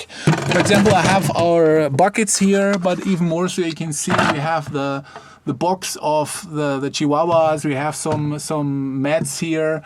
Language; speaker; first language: English; non-native, fluent; German